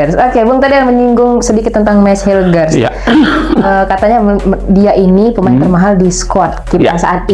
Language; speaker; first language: Indonesian; native; Indonesian